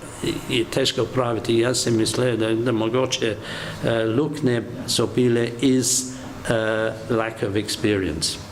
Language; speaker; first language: Slovenian; non-native, learner; English